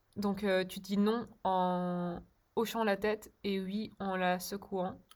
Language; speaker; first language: French; early bilingual, other home language; Czech